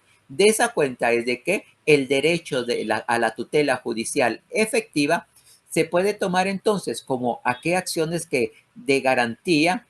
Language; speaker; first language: Spanish; native; Spanish